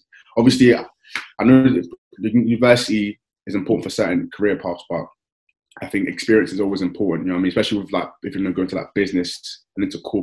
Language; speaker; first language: English; native; English